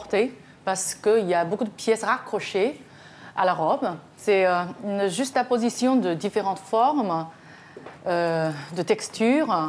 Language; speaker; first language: French; non-native, fluent; Chinese